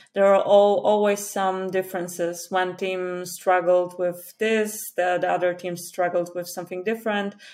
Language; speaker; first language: English; non-native, fluent; Polish